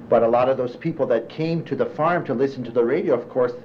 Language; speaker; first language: English; early bilingual, other home language; German